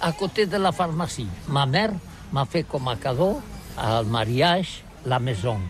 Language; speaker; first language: French; non-native, learner; Catalan